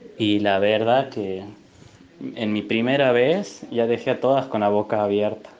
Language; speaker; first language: Spanish; native; Spanish